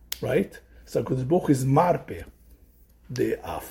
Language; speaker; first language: English; native; English